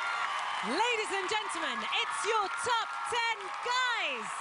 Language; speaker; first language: English; native; English